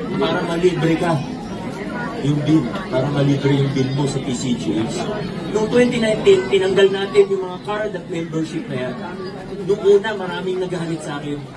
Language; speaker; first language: Filipino; native; Filipino